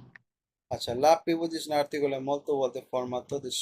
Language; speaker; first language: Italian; non-native, learner; Bangla